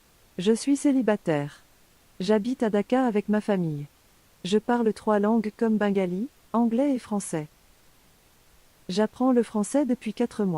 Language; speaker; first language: French; non-native, learner; Bangla